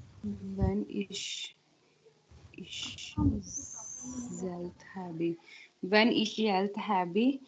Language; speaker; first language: German; non-native, learner; Hindi